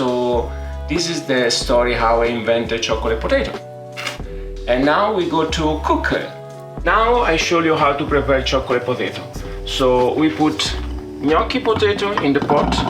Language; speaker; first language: English; non-native, fluent; Italian